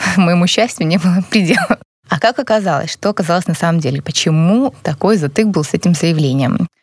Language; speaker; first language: Russian; native; Russian